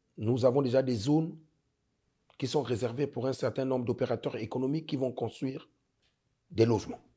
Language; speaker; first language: French; native; French